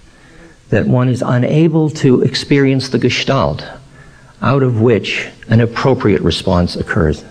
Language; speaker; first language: English; native; English